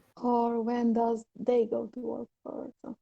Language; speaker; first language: English; non-native, learner; Polish